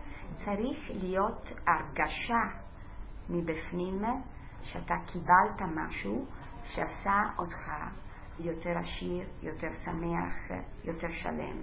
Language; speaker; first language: Hebrew; non-native, fluent; Italian